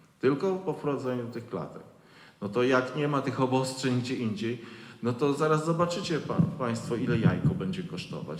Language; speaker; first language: Polish; native; Polish